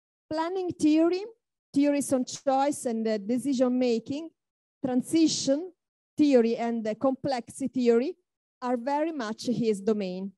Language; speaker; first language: English; non-native, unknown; Italian